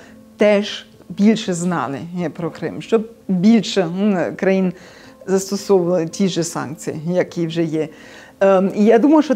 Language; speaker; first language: Ukrainian; non-native, fluent; German